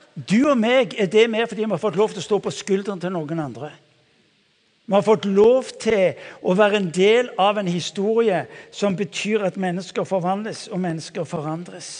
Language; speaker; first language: Norwegian; native; Norwegian